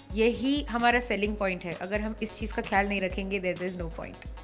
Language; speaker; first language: Hindi; non-native, local second language; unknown